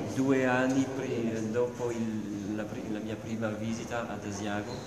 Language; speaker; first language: Italian; non-native, fluent; French